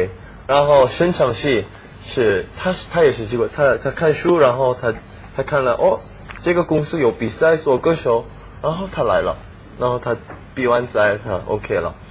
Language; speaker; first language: Chinese; non-native, learner; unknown